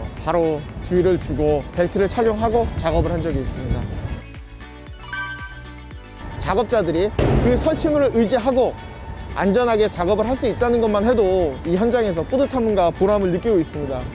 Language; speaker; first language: Korean; native; Korean